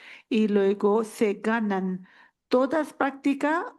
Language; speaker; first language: Spanish; non-native, learner; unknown